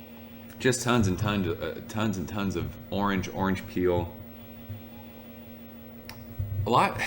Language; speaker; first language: English; native; English